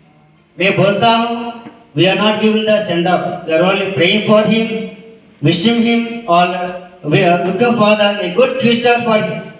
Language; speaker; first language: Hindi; non-native, local second language; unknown